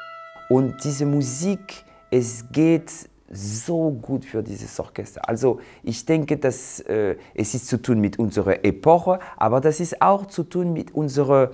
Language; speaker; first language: German; non-native, fluent; French